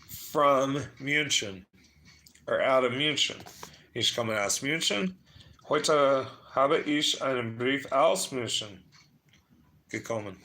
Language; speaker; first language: German; non-native, learner; English